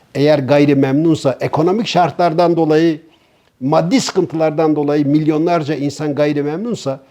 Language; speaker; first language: Turkish; native; Turkish